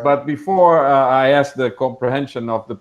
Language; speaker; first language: English; non-native, fluent; Portuguese